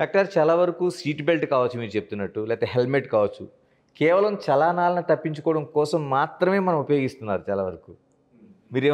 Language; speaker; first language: Telugu; native; Telugu